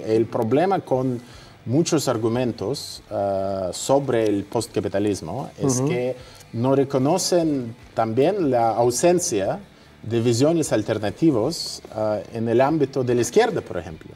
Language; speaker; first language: Spanish; non-native, fluent; Russian